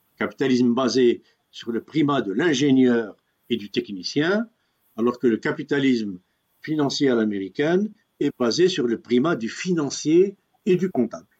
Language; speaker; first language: French; non-native, local second language; Kabyle